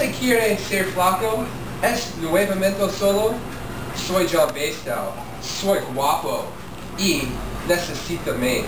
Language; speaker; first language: Spanish; non-native, learner; English